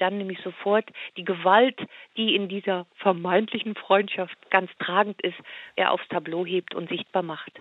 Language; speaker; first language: German; native; German